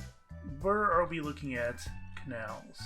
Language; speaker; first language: English; native; English